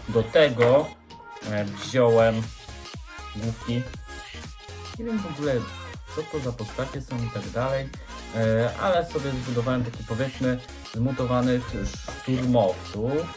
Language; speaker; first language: Polish; native; Polish